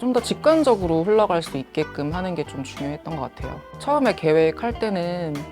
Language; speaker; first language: Korean; native; Korean